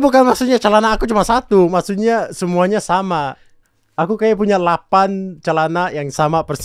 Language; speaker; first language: Indonesian; non-native, local second language; English